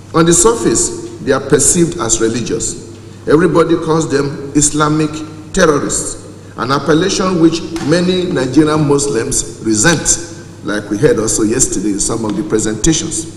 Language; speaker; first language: English; non-native, local second language; Yoruba